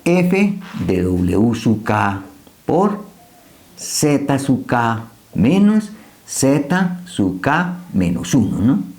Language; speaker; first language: Spanish; native; Spanish